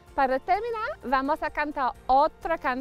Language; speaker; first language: Spanish; non-native, fluent; English